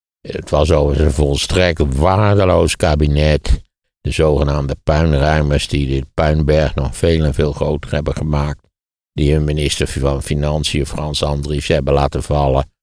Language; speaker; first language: Dutch; native; Dutch